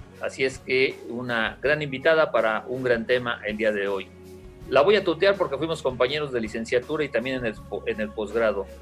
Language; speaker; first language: Spanish; native; Spanish